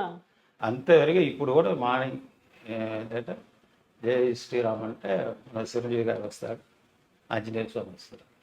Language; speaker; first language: Telugu; non-native, learner; Tamil